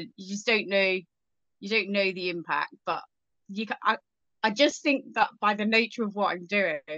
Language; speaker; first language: English; native; English